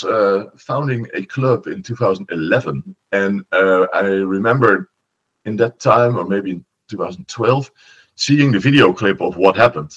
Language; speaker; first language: English; non-native, fluent; Dutch